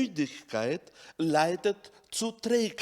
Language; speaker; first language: German; non-native, fluent; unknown